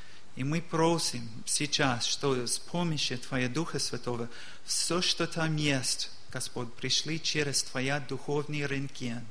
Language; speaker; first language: Russian; non-native, learner; English